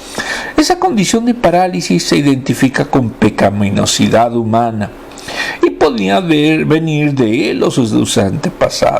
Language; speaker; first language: Spanish; native; Spanish